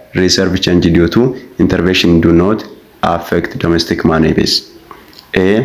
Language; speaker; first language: English; non-native, local second language; Amharic